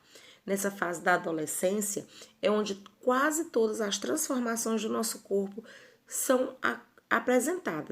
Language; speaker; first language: Portuguese; native; Portuguese